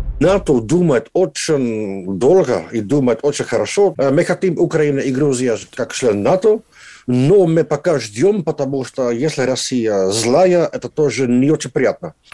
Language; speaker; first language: Russian; non-native, learner; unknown